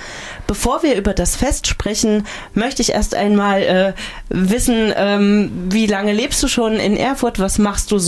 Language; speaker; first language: German; native; German